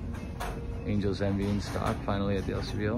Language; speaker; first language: English; native; English